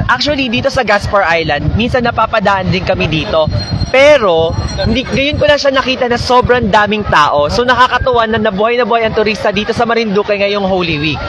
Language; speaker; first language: Filipino; native; Filipino